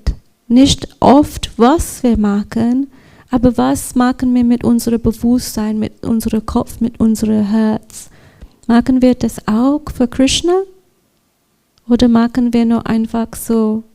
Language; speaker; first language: German; non-native, learner; English